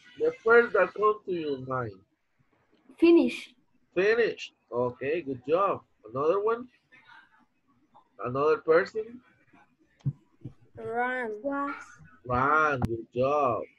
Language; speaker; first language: English; non-native, fluent; Spanish